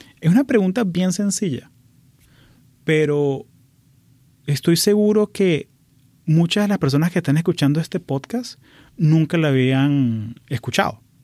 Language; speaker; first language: Spanish; native; Spanish